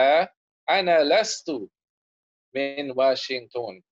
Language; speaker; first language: Arabic; non-native, fluent; English